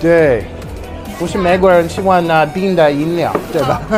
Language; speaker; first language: Chinese; non-native, learner; English